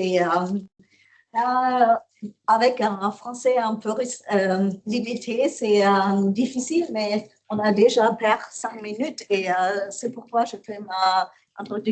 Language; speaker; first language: French; non-native, learner; German